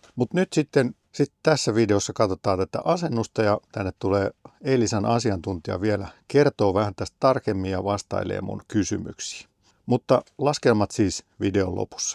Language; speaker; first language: Finnish; native; Finnish